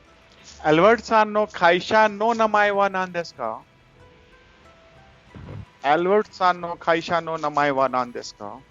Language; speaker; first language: Japanese; non-native, fluent; Hindi